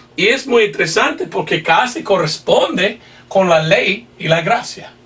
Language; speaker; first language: Spanish; non-native, fluent; English